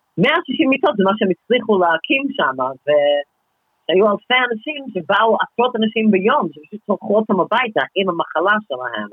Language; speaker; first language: Hebrew; non-native, fluent; English